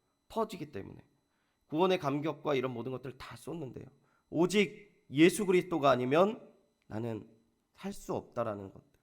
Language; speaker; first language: Korean; native; Korean